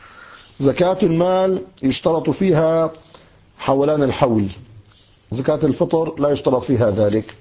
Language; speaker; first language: Arabic; native; Arabic